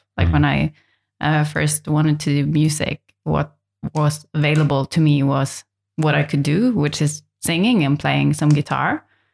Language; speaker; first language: English; non-native, fluent; Norwegian